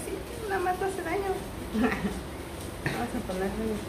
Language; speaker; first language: Spanish; native; Spanish